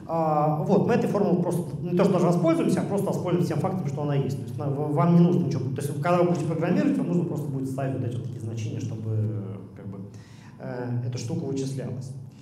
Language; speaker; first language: Russian; native; Russian